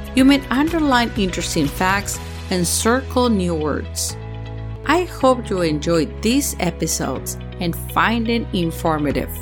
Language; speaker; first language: English; early bilingual, other home language; Spanish